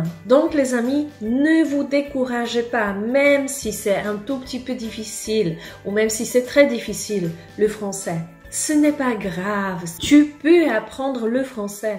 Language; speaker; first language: French; non-native, fluent; Polish